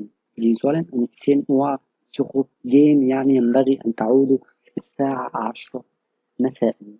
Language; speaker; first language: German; non-native, fluent; Arabic